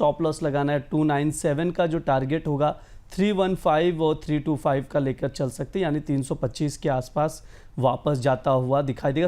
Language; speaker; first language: Hindi; native; Hindi